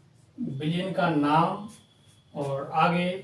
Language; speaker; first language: Hindi; native; Hindi